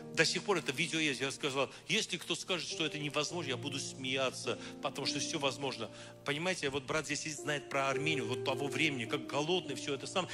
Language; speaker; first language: Russian; non-native, local second language; Armenian